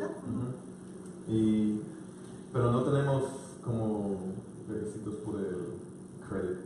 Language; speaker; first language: Spanish; non-native, learner; English